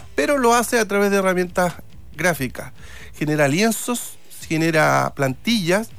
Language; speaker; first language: Spanish; native; Spanish